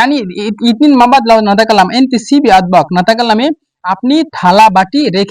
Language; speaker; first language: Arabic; non-native, learner; Bangla